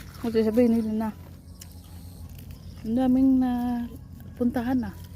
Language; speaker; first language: Filipino; non-native, local second language; Cebuano